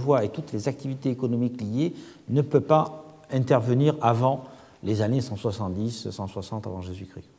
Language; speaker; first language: French; native; French